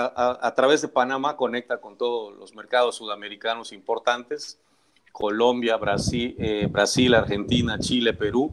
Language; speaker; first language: Spanish; native; Spanish